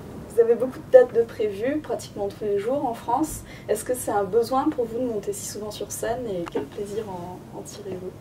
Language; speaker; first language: French; native; French